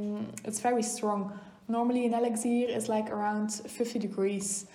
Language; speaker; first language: English; non-native, fluent; Dutch